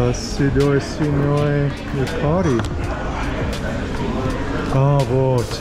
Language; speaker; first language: Russian; non-native, learner; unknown